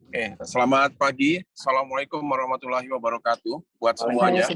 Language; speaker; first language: Indonesian; native; Indonesian